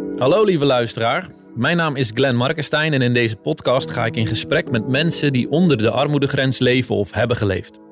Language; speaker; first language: Dutch; native; Dutch